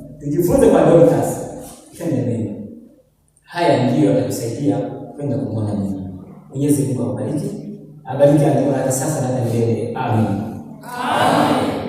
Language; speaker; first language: Swahili; native; Swahili